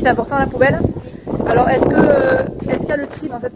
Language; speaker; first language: French; native; French